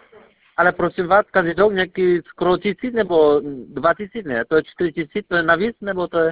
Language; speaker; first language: Czech; non-native, learner; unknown